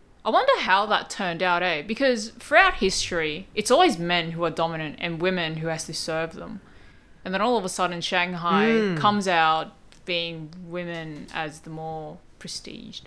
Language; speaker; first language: English; early bilingual, other home language; Cantonese